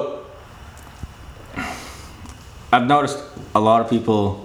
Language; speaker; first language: English; native; English